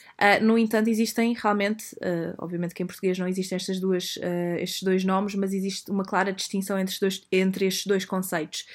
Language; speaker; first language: Portuguese; native; Portuguese